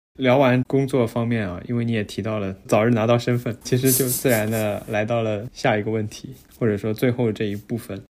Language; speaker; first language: Chinese; native; Chinese